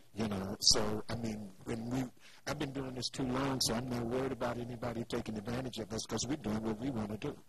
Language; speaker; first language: English; native; English